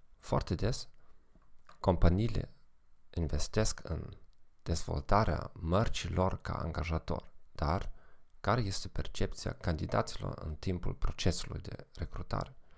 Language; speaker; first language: Romanian; non-native, fluent; German